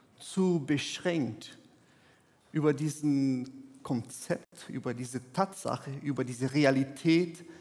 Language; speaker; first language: German; non-native, fluent; Portuguese